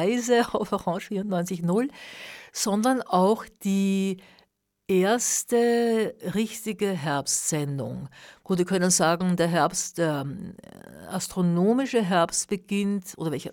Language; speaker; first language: German; native; German